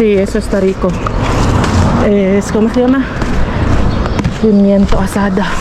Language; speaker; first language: Spanish; non-native, fluent; Filipino